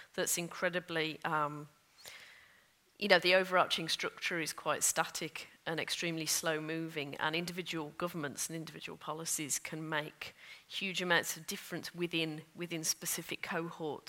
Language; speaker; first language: English; native; English